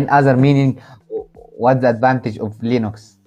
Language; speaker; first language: English; non-native, learner; Arabic